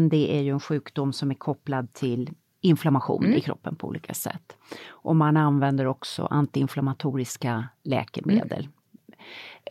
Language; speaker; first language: Swedish; native; Swedish